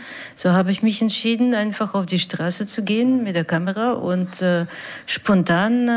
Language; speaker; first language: German; non-native, fluent; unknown